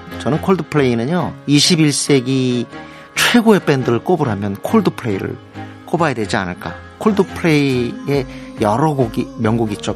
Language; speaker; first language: Korean; native; Korean